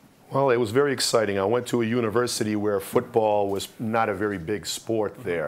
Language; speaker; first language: English; early bilingual, other home language; Russian